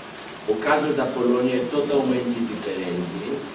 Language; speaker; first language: Portuguese; non-native, fluent; Polish